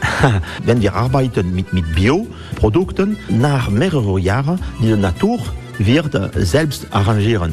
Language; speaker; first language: German; non-native, fluent; French